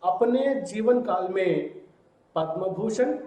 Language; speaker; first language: Hindi; non-native, local second language; Telugu